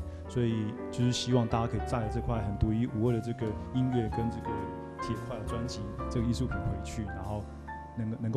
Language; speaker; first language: Chinese; native; Chinese